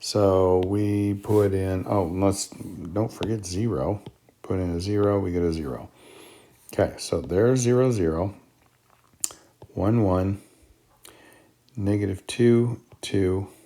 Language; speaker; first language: English; native; English